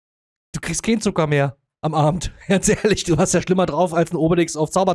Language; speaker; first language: German; native; German